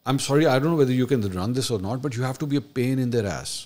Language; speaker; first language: English; non-native, local second language; Urdu